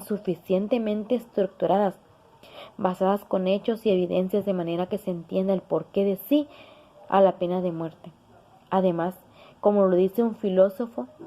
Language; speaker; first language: Spanish; native; Spanish